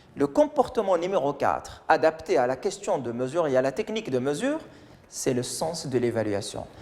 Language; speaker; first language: French; non-native, local second language; Arabic